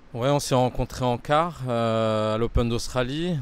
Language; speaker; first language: French; native; French